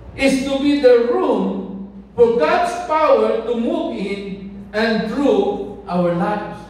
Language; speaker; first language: English; non-native, local second language; Filipino